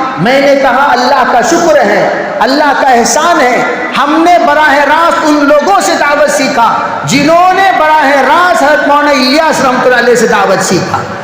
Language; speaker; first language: Urdu; native; Urdu